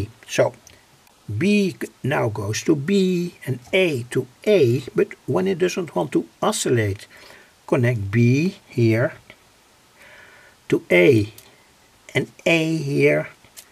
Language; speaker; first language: English; non-native, fluent; Dutch